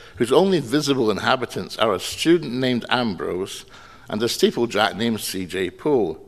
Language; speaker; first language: English; native; English